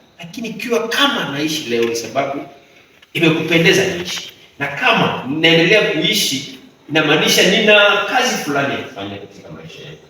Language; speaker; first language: Swahili; native; Swahili